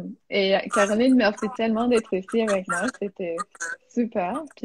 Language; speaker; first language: French; non-native, fluent; English